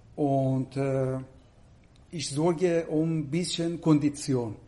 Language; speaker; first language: German; non-native, fluent; Persian